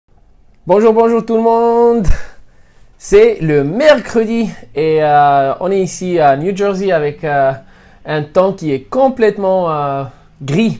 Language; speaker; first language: French; non-native, fluent; Spanish